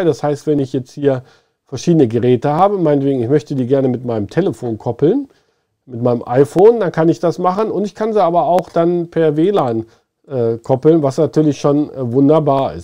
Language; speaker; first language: German; native; German